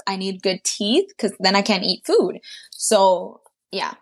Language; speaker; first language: English; early bilingual, other home language; Spanish